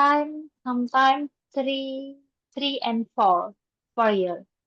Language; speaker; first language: English; non-native, learner; Indonesian